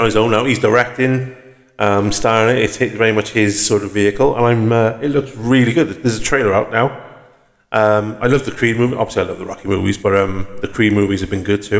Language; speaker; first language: English; native; English